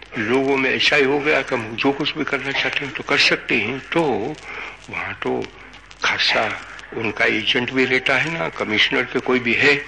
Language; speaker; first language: Hindi; non-native, local second language; Gujarati